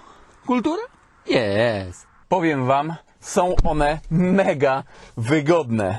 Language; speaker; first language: Polish; native; Polish